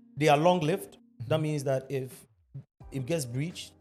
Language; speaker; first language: English; non-native, local second language; Akan